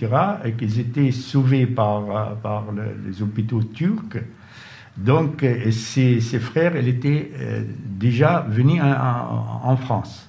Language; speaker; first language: French; non-native, fluent; Arabic